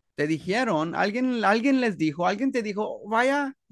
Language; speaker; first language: Spanish; early bilingual, heritage; Spanish